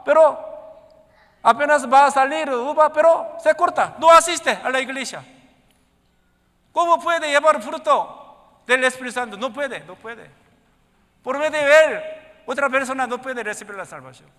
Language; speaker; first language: Spanish; non-native, learner; Korean